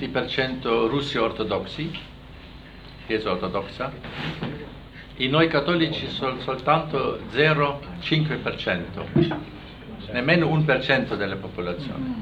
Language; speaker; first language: Italian; non-native, fluent; German